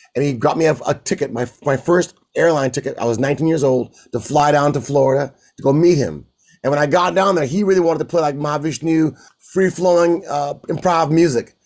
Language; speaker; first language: English; native; English